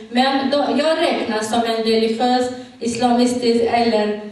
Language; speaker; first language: Swedish; non-native, fluent; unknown